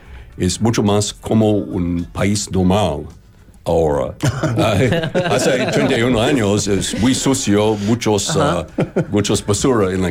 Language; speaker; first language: Spanish; non-native, learner; English